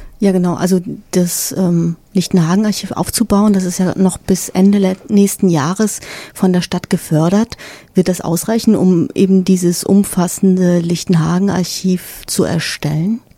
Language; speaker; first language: German; native; German